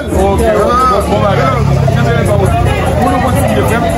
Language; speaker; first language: French; non-native, local second language; Haitian Creole